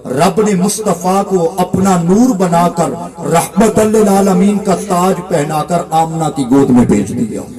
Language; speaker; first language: Urdu; non-native, local second language; Punjabi